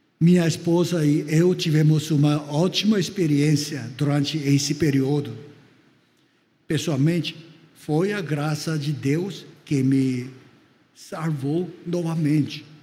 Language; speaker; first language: Portuguese; non-native, fluent; Korean